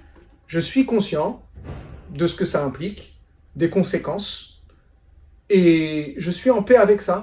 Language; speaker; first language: French; native; French